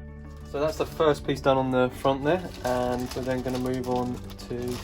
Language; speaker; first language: English; native; English